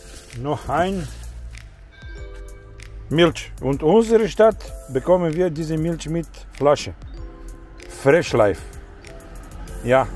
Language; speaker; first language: German; non-native, learner; Bulgarian